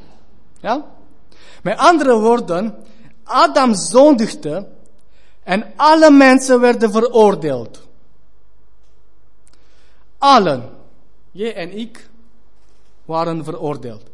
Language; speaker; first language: Dutch; non-native, fluent; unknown